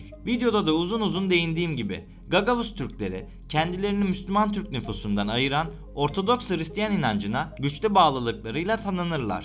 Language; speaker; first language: Turkish; native; Turkish